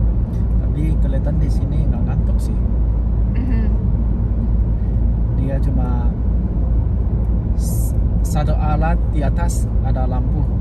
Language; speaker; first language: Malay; non-native, learner; Chinese